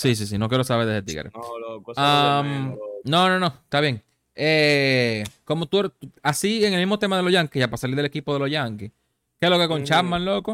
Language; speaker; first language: Spanish; native; Spanish